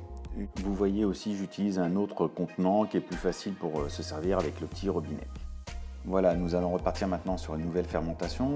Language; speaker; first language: French; native; French